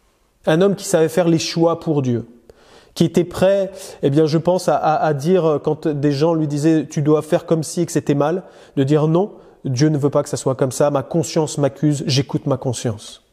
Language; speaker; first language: French; native; French